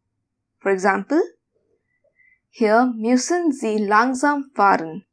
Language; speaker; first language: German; non-native, fluent; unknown